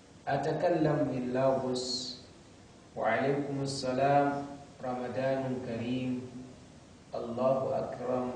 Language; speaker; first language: Arabic; non-native, fluent; Hausa